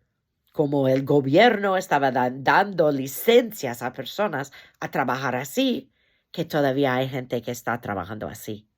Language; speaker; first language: Spanish; non-native, fluent; English